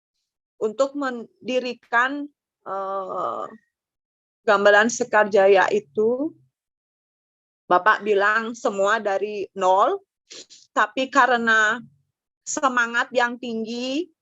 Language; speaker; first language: Indonesian; non-native, local second language; Balinese